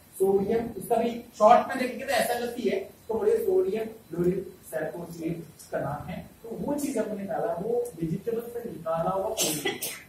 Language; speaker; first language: Hindi; non-native, local second language; Malayalam